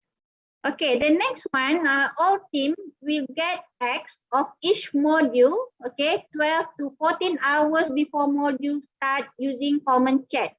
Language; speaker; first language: English; non-native, local second language; Malay